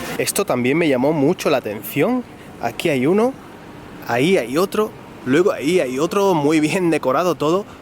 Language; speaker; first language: Spanish; native; Spanish